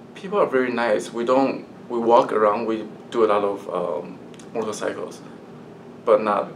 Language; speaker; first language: English; early bilingual, other home language; Chinese